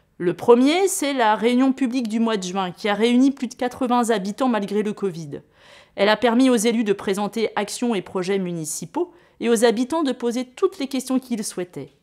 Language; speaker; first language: French; native; French